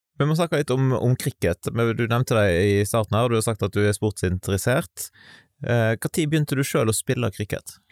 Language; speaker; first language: Norwegian; native; Norwegian